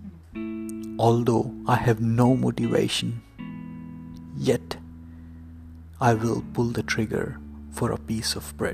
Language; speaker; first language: English; non-native, local second language; Hindi